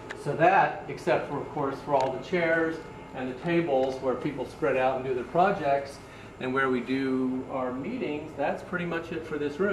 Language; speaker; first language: English; native; English